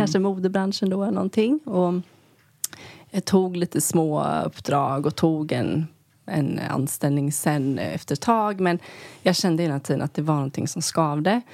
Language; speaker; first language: Swedish; native; Swedish